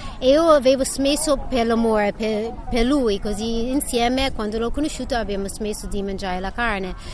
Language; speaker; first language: Italian; non-native, fluent; English